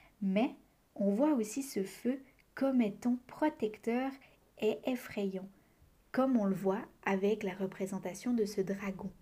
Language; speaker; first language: French; native; French